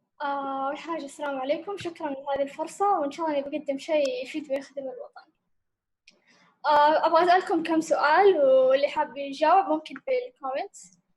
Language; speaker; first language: Arabic; native; Arabic